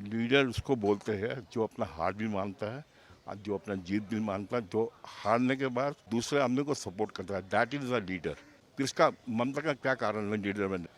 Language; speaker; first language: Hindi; non-native, local second language; Bangla